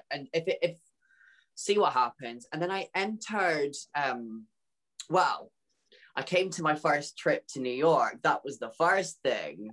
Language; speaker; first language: English; native; English